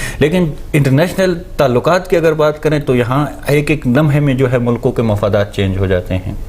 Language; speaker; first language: Urdu; non-native, local second language; Northern Hindko